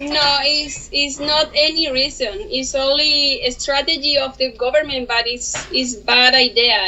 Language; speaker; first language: English; non-native, learner; Spanish